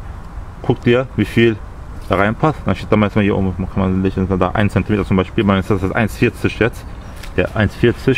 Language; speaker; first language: German; early bilingual, other home language; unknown